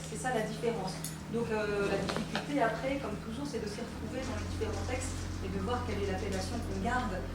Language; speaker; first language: French; native; French